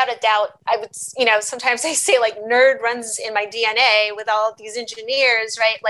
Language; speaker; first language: English; early bilingual, other home language; Portuguese